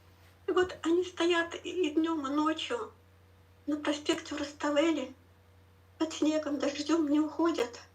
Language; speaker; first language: Russian; native; Russian